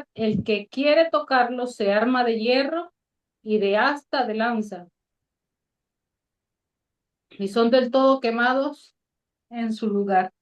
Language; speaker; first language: Spanish; native; Spanish